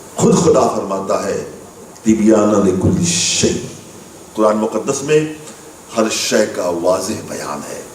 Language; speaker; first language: Urdu; native; Urdu